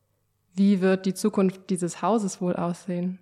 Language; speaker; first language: German; native; German